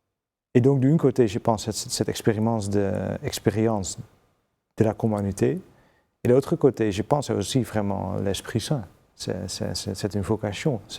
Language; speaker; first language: French; non-native, fluent; Dutch